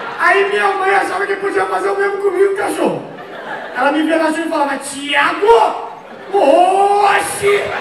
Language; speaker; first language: Portuguese; native; Portuguese